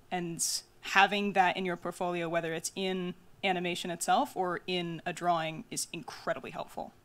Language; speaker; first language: English; native; English